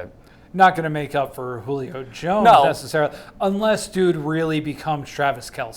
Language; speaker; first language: English; native; English